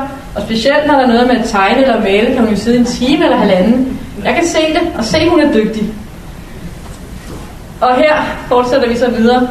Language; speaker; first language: Danish; native; Danish